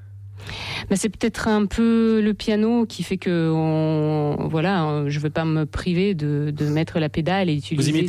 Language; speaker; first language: French; non-native, fluent; Russian